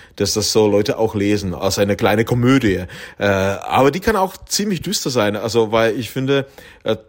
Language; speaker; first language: German; non-native, fluent; Czech